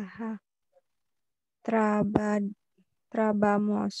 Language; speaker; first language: Spanish; non-native, learner; Indonesian